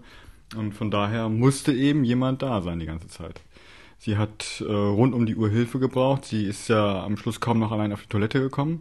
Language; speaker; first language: German; native; German